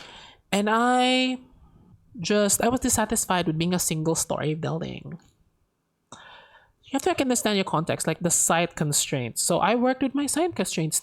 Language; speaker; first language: English; non-native, local second language; Filipino